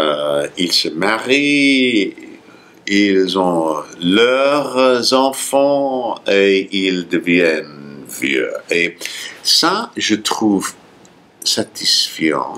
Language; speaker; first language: French; non-native, fluent; English